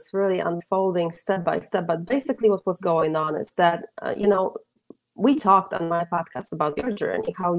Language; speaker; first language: English; non-native, fluent; Polish